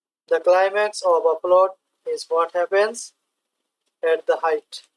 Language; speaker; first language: English; non-native, local second language; Bangla